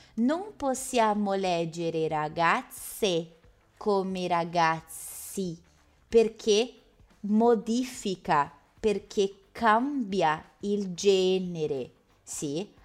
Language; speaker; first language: Italian; native; Italian